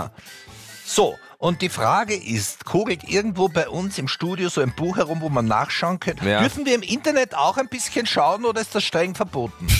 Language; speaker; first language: German; native; German